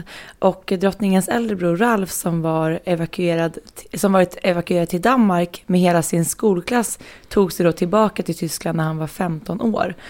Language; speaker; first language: Swedish; native; Swedish